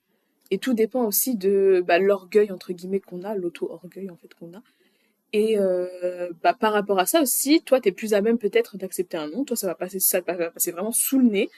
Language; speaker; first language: French; native; French